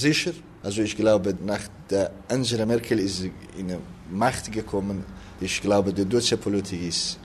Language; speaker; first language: German; non-native, learner; Kurdish